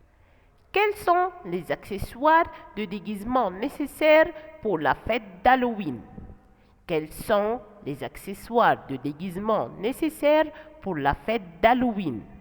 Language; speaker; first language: French; non-native, fluent; Arabic